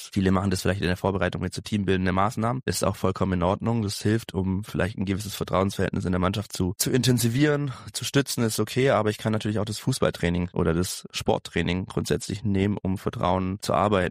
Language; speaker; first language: German; native; German